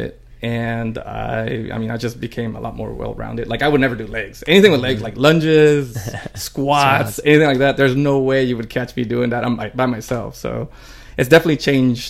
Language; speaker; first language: English; early bilingual, other home language; Spanish